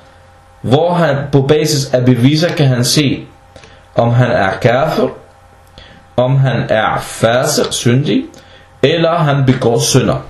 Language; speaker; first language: Danish; non-native, fluent; Arabic